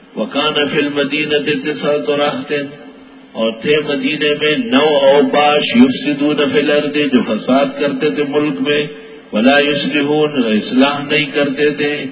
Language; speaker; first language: Urdu; non-native, local second language; Pashto